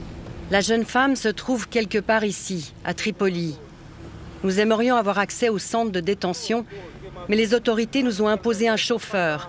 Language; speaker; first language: French; native; French